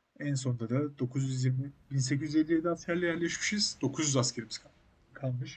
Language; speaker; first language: Turkish; native; Turkish